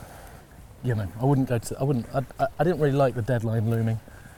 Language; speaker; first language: English; native; English